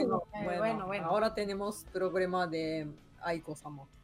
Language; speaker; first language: Spanish; non-native, fluent; Japanese